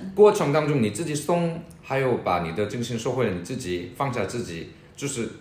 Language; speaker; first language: Chinese; non-native, fluent; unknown